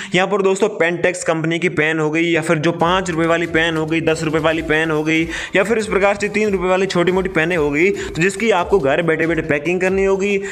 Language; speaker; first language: Hindi; native; Hindi